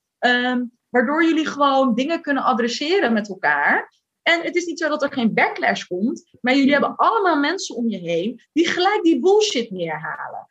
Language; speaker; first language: Dutch; early bilingual, other home language; Turkish